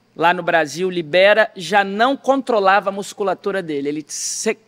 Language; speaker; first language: Portuguese; native; Portuguese